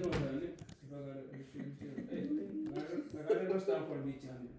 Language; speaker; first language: Italian; non-native, learner; Punjabi